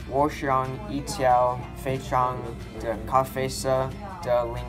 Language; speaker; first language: Chinese; non-native, learner; English